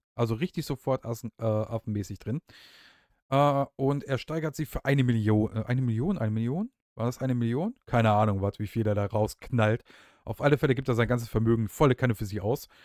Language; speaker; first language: German; native; German